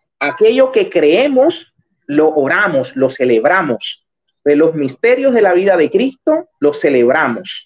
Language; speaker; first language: Spanish; native; Spanish